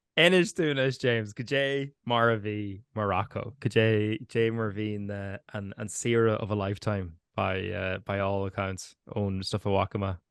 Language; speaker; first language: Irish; native; Irish